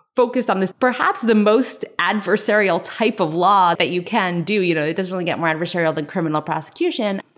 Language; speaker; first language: English; native; English